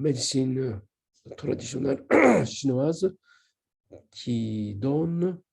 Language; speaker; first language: French; non-native, learner; Japanese